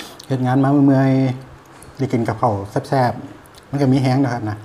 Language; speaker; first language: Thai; non-native, local second language; Northeastern Thai